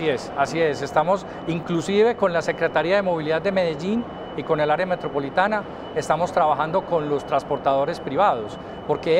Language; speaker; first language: Spanish; native; Spanish